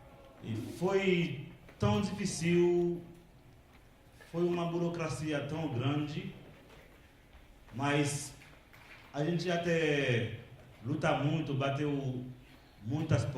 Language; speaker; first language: Portuguese; non-native, local second language; Haitian Creole